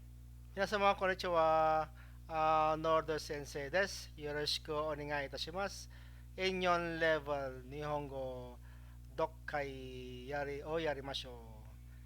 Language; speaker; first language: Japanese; non-native, fluent; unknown